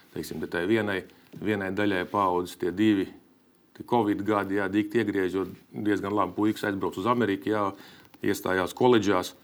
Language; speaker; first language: Latvian; native; Latvian